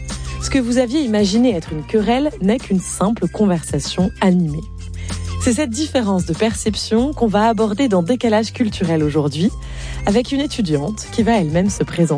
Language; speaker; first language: French; native; French